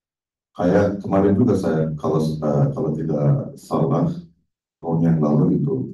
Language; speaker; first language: Indonesian; non-native, fluent; Turkish